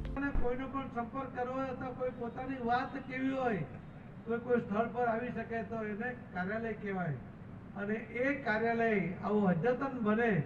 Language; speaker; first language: Gujarati; non-native, local second language; Marathi